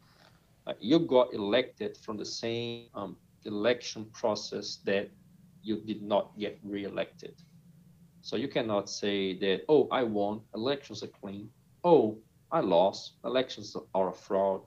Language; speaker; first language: English; non-native, fluent; Portuguese